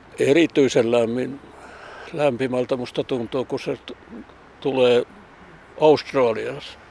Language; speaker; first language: Finnish; native; Finnish